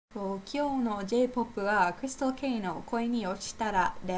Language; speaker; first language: Japanese; non-native, fluent; English